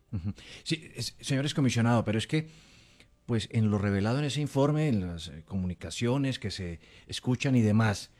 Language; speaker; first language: Spanish; native; Spanish